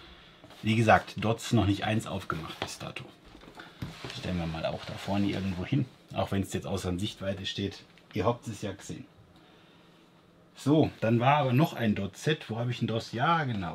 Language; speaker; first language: German; native; German